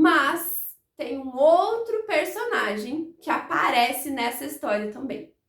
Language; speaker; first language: Portuguese; native; Portuguese